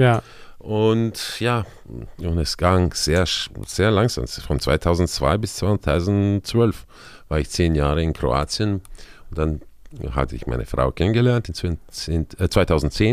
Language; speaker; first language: German; non-native, fluent; Spanish